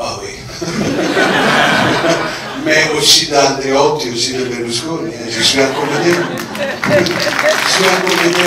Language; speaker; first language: French; non-native, fluent; Italian